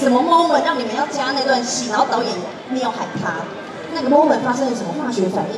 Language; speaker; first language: Chinese; native; Chinese